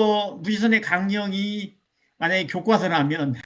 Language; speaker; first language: Korean; native; Korean